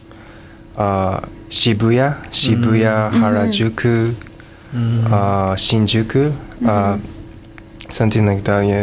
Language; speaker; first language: English; non-native, learner; Japanese